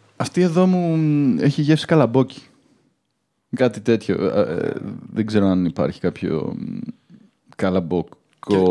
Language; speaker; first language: Greek; early bilingual, heritage; Greek